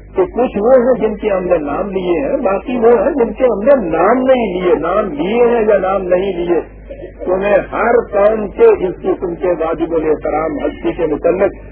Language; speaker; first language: Urdu; non-native, local second language; Punjabi